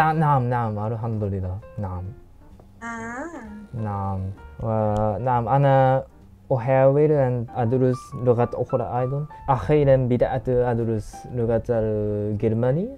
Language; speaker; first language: Arabic; non-native, learner; Japanese